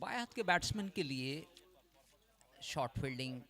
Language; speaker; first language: Hindi; non-native, local second language; Bangla